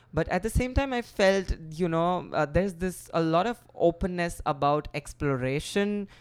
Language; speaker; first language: English; non-native, local second language; Gujarati